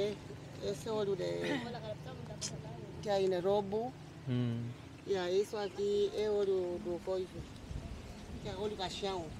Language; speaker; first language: Portuguese; non-native, local second language; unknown